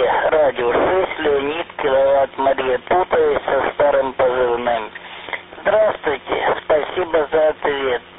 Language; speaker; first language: Russian; native; Russian